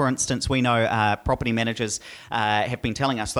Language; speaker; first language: English; native; English